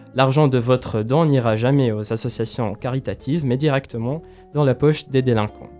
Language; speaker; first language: French; non-native, local second language; Arabic